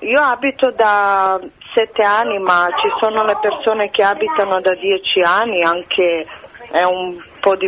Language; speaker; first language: Italian; non-native, fluent; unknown